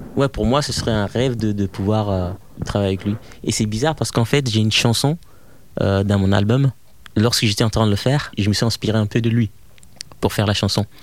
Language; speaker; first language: French; non-native, fluent; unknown